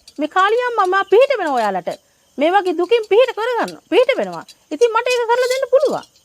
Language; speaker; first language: Sinhala; non-native, local second language; Tamil